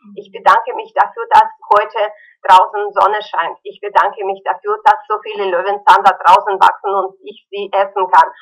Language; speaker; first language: German; non-native, fluent; Russian